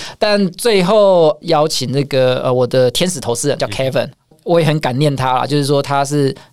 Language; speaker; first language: Chinese; native; Chinese